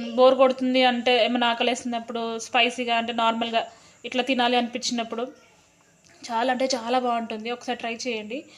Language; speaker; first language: Telugu; non-native, local second language; Lambadi